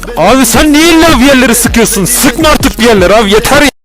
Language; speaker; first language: Turkish; native; Turkish